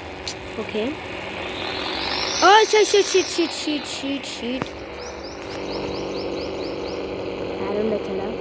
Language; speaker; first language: Telugu; native; Telugu